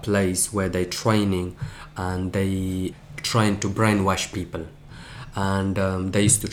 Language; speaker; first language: English; early bilingual, other home language; Persian